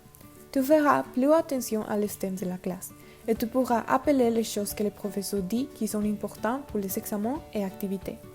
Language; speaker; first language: French; non-native, learner; Spanish